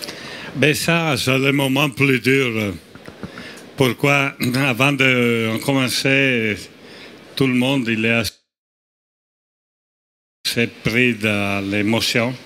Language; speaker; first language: French; non-native, fluent; Italian